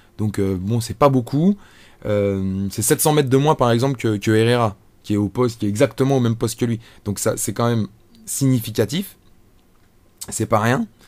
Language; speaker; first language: French; native; French